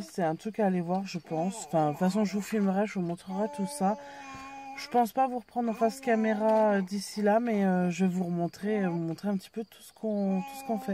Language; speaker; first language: French; native; French